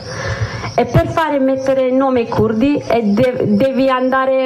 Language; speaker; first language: Italian; non-native, learner; Kurdish